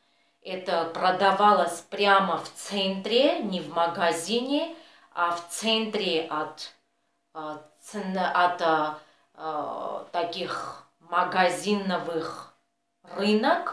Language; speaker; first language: Russian; non-native, fluent; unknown